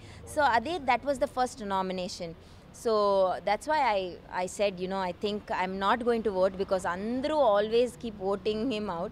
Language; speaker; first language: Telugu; non-native, learner; Malayalam